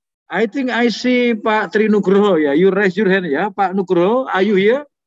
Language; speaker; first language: English; non-native, fluent; Indonesian